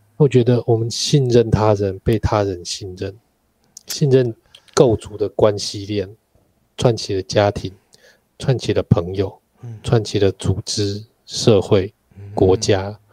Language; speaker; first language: Chinese; native; Chinese